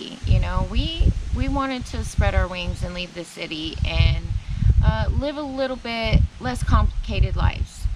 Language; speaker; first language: English; native; English